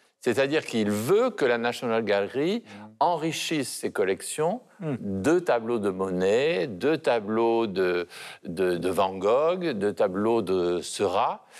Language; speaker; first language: French; native; French